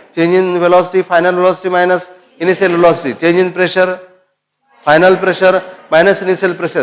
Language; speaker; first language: Hindi; non-native, local second language; Marathi